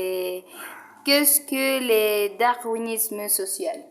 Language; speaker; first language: French; non-native, learner; Spanish